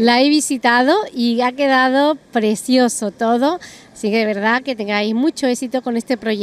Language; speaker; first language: Spanish; native; Spanish